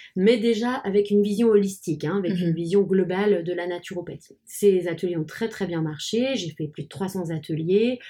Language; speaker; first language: French; native; French